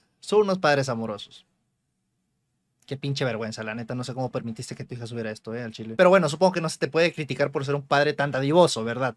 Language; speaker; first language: Spanish; native; Spanish